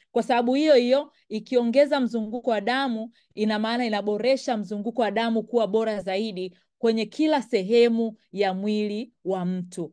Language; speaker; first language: Swahili; native; Swahili